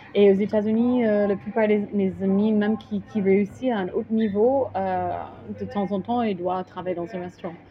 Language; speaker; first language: French; non-native, fluent; English